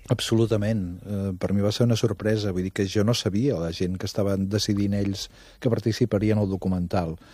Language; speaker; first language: Catalan; native; Catalan